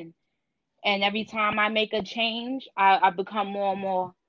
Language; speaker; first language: English; native; English